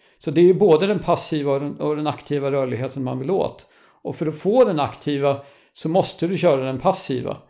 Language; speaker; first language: Swedish; native; Swedish